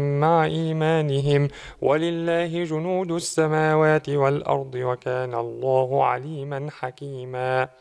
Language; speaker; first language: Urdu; non-native, fluent; Arabic